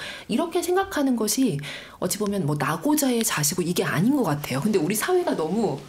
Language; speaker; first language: Korean; native; Korean